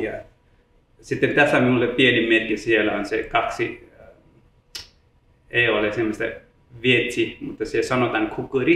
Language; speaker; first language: Finnish; non-native, learner; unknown